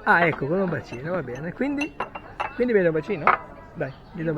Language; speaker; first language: Italian; native; Italian